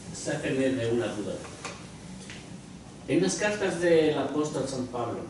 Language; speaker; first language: Spanish; native; Spanish